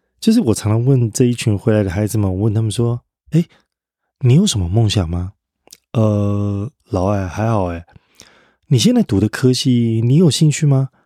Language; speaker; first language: Chinese; native; Chinese